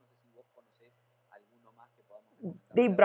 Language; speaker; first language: Spanish; native; Spanish